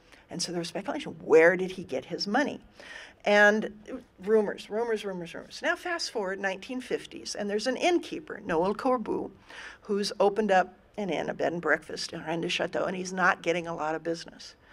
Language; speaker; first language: English; native; English